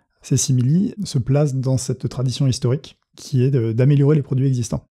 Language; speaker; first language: French; native; French